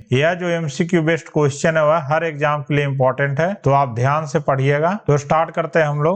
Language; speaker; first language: Hindi; native; Hindi